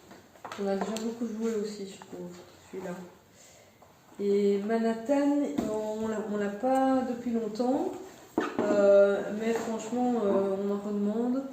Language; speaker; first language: French; native; French